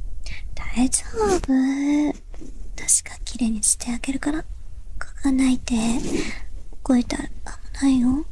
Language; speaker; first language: Japanese; non-native, learner; Chinese